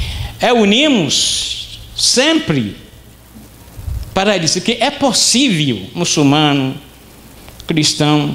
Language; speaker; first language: Portuguese; non-native, fluent; Arabic